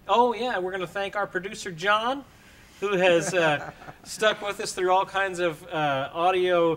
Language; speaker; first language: English; native; English